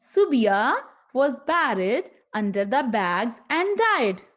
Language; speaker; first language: English; non-native, local second language; Punjabi